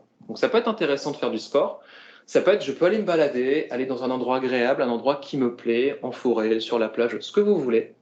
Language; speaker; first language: French; native; French